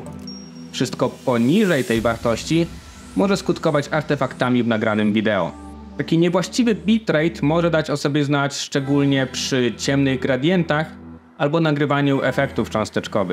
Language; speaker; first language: Polish; native; Polish